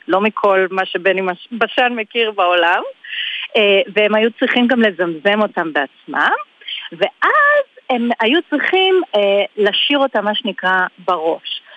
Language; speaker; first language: Hebrew; native; Hebrew